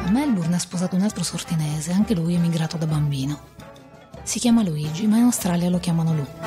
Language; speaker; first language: Italian; native; Italian